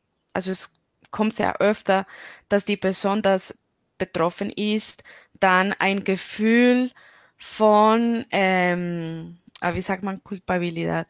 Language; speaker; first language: German; non-native, fluent; Spanish